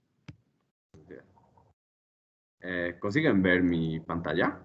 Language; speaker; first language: Spanish; native; Spanish